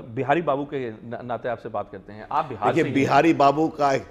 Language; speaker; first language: Hindi; native; Hindi